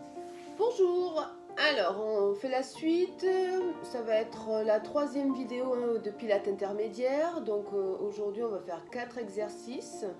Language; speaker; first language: French; native; French